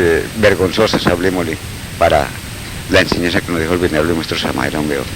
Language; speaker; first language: Spanish; native; Spanish